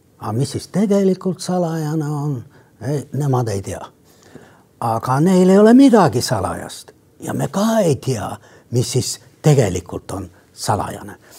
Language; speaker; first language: Estonian; non-native, local second language; Russian